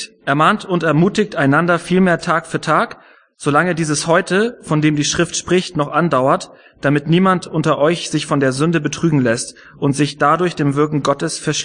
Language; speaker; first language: German; native; German